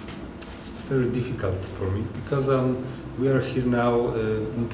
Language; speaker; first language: English; non-native, learner; Polish